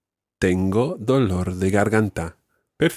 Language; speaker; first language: Spanish; non-native, fluent; English